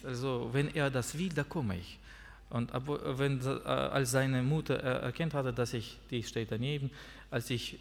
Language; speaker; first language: German; non-native, learner; Russian